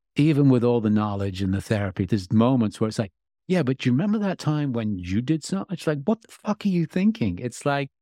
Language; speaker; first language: English; native; English